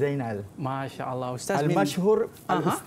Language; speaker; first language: Arabic; non-native, fluent; Malay